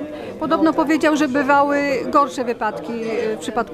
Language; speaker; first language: Polish; native; Polish